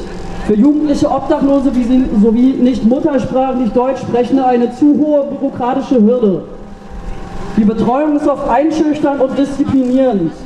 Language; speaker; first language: German; native; German